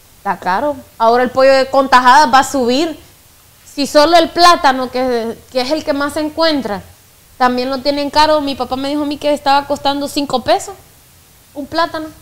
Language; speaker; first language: Spanish; native; Spanish